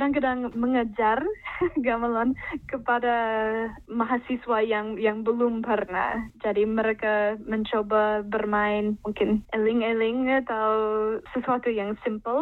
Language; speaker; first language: Indonesian; non-native, fluent; English